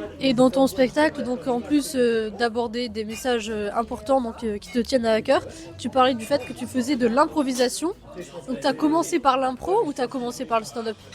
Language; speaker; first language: French; native; French